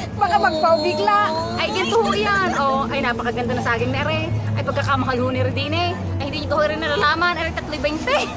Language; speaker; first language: Filipino; native; Filipino